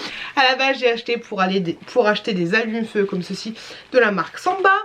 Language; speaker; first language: French; native; French